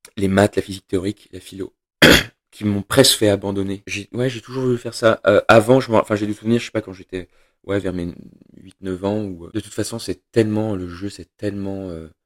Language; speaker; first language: French; native; French